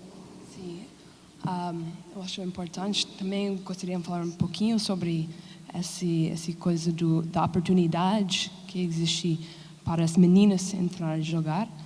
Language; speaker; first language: Portuguese; non-native, fluent; English